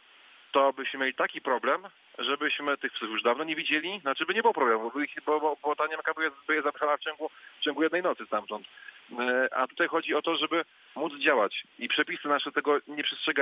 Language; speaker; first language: Polish; native; Polish